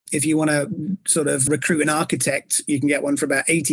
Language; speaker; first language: English; native; English